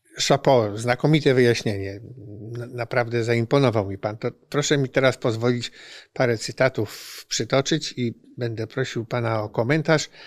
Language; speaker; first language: Polish; native; Polish